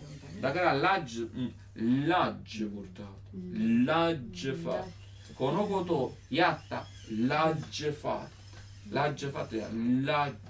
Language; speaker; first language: Japanese; non-native, learner; Italian